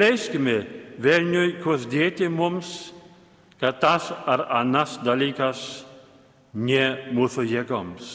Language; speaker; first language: Lithuanian; native; Lithuanian